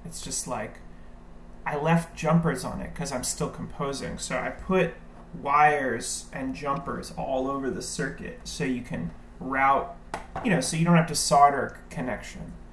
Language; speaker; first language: English; native; English